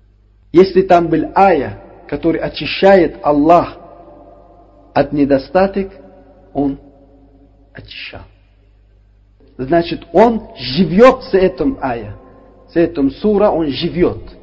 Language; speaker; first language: Russian; non-native, learner; Uzbek